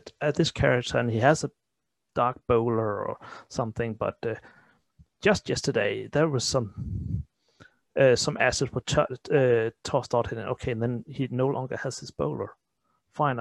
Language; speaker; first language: English; non-native, fluent; Danish